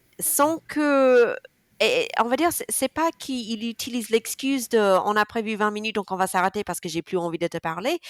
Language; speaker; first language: French; non-native, fluent; English